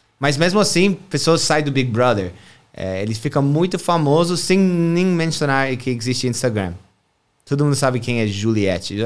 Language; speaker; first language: Portuguese; non-native, fluent; English